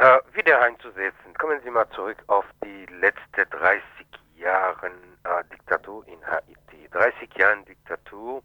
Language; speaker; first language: German; non-native, fluent; Haitian Creole